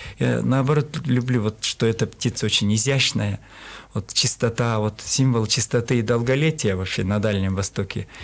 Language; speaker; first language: Russian; non-native, local second language; Kyrgyz